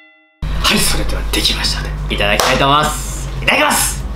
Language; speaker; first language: Japanese; native; Japanese